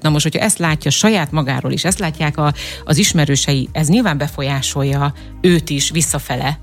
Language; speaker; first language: Hungarian; native; Hungarian